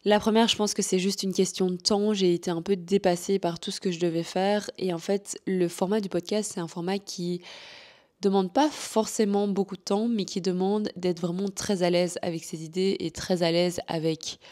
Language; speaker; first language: French; native; French